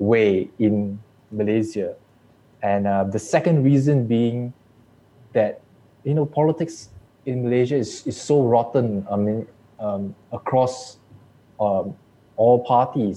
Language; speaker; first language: English; non-native, local second language; Chinese